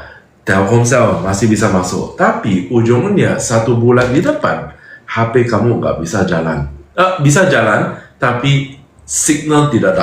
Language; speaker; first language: Indonesian; non-native, fluent; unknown